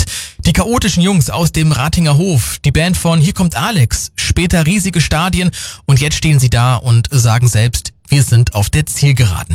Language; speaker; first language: German; native; German